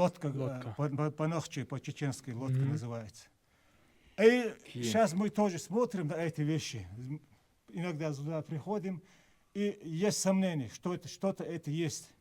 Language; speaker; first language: Russian; native; Russian